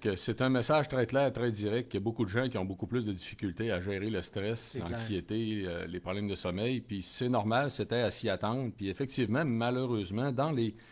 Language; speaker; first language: French; native; French